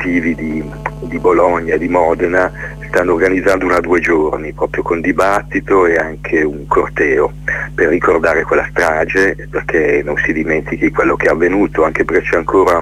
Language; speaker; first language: Italian; native; Italian